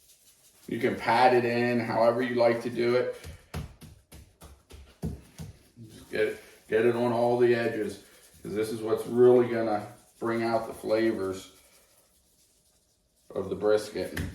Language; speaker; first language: English; native; English